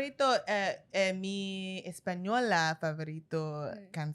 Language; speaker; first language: Spanish; non-native, learner; English